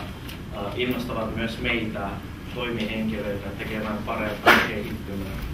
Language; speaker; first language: Finnish; early bilingual, other home language; Persian